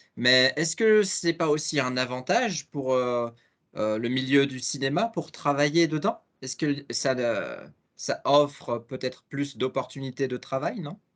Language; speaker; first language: French; native; French